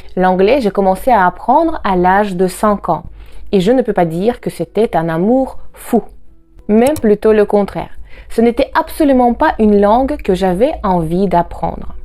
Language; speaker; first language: French; non-native, fluent; Russian